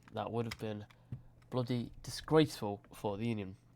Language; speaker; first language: English; native; English